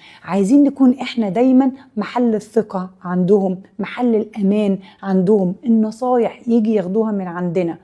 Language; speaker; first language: Arabic; native; Arabic